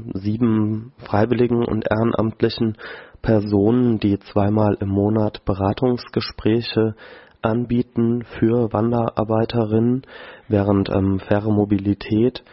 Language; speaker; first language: German; native; German